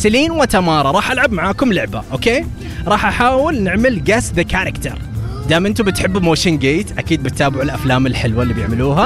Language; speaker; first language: Arabic; native; Arabic